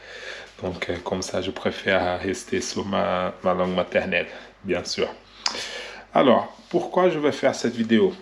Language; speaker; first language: French; non-native, learner; Portuguese